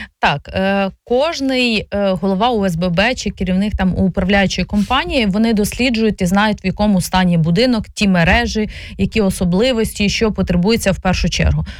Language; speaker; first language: Ukrainian; native; Ukrainian